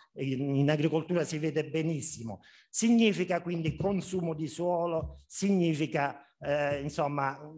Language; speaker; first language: Italian; native; Italian